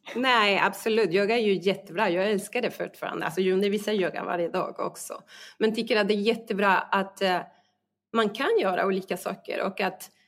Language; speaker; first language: Swedish; non-native, fluent; Spanish